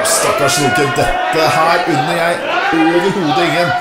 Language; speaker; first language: Norwegian; native; Norwegian